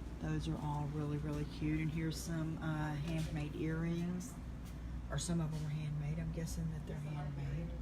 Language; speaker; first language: English; native; English